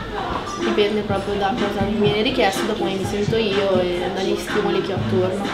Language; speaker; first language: Italian; native; Italian